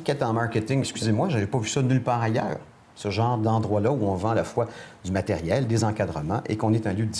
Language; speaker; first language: French; native; French